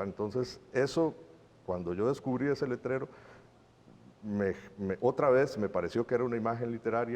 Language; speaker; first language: Spanish; native; Spanish